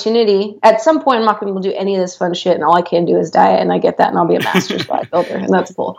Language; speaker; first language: English; native; English